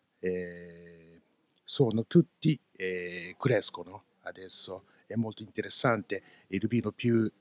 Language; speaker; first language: Italian; non-native, learner; Japanese